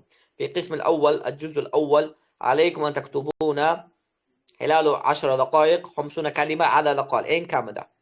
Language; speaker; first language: Arabic; non-native, fluent; Uzbek